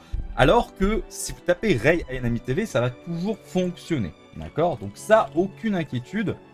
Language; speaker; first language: French; native; French